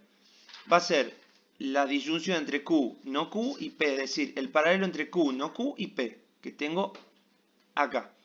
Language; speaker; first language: Spanish; native; Spanish